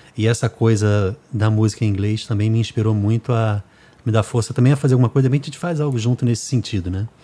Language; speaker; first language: Portuguese; native; Portuguese